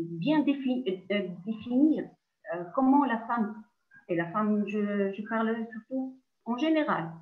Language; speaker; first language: French; non-native, local second language; Arabic